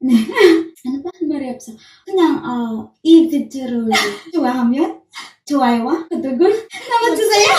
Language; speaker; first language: Korean; non-native, learner; Filipino